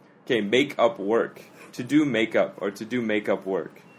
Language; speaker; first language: English; native; English